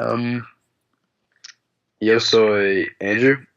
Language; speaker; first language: Spanish; non-native, learner; English